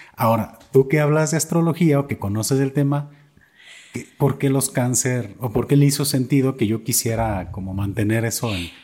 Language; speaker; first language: Spanish; native; Spanish